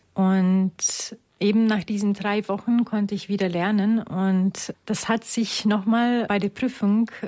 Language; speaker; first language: German; non-native, fluent; Romanian